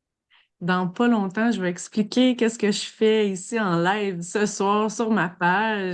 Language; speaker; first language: French; native; French